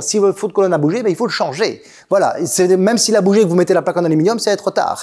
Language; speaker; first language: French; native; French